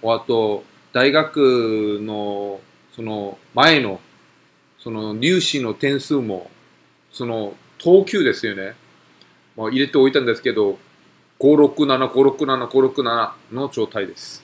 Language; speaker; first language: Japanese; non-native, fluent; Korean